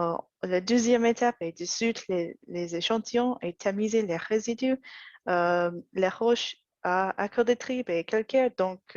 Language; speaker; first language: French; non-native, learner; English